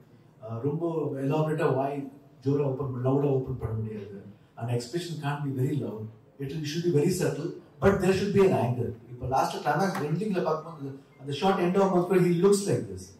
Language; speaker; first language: Tamil; non-native, learner; Kannada